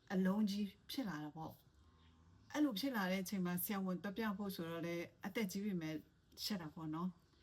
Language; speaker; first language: Burmese; non-native, local second language; Shan